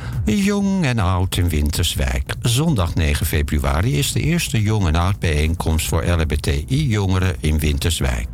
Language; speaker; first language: Dutch; native; Dutch